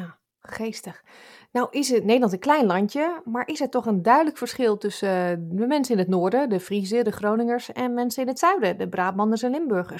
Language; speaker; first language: Dutch; native; Dutch